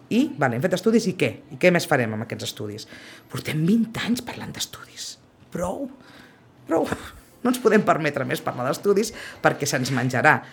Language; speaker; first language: Catalan; native; Catalan